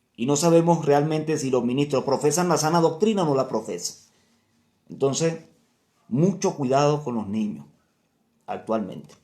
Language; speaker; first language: Spanish; native; Spanish